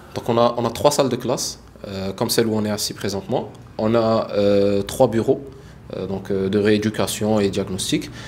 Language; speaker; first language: French; early bilingual, other home language; Arabic